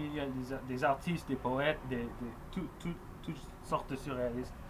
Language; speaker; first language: French; non-native, local second language; English